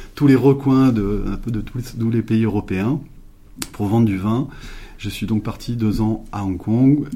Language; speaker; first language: French; native; French